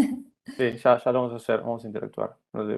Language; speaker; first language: Spanish; native; Spanish